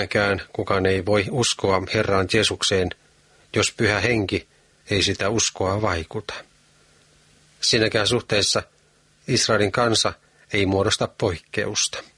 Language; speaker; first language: Finnish; native; Finnish